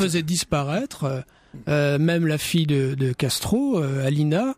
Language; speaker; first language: French; native; French